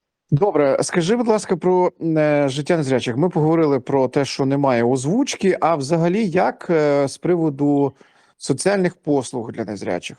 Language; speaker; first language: Ukrainian; native; Ukrainian